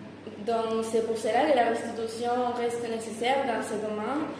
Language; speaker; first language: French; non-native, fluent; Spanish